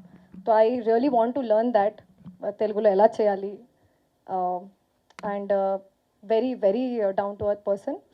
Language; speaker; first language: Telugu; non-native, fluent; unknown